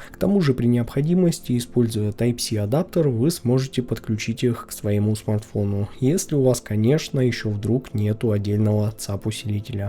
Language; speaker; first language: Russian; native; Russian